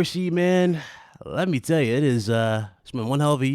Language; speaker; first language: English; native; English